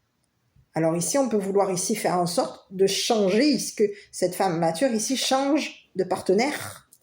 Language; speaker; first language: French; native; French